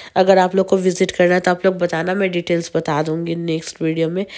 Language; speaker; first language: Hindi; non-native, local second language; Bangla